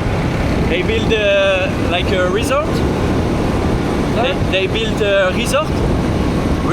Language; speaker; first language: English; non-native, learner; French